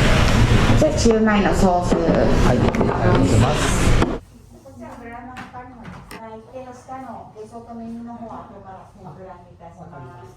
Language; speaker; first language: Japanese; native; Japanese